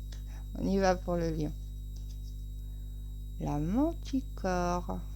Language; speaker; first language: French; native; French